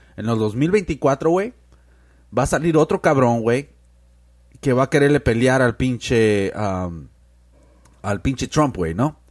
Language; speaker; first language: Spanish; early bilingual, heritage; Spanish